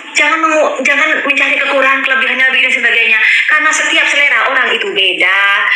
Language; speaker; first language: Indonesian; non-native, local second language; Madurese